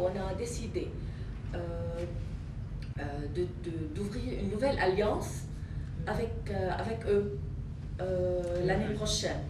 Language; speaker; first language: French; non-native, local second language; Arabic